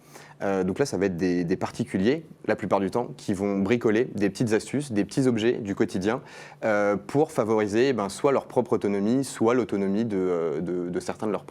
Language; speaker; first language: French; native; French